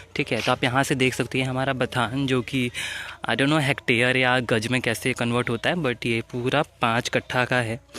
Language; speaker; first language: Hindi; native; Hindi